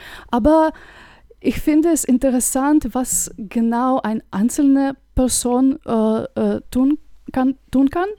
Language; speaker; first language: German; non-native, fluent; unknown